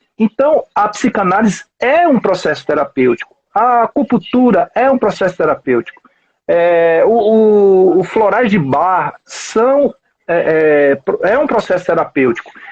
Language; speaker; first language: Portuguese; native; Portuguese